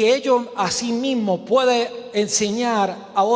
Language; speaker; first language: Spanish; non-native, learner; Romanian